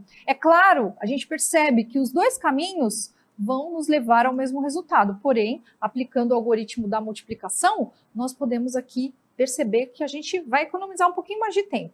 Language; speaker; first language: Portuguese; native; Portuguese